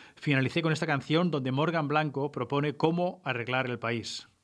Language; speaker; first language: Spanish; non-native, local second language; Catalan